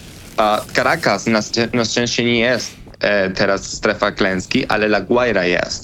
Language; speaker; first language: Polish; non-native, learner; Spanish